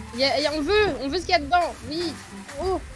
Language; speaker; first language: French; native; French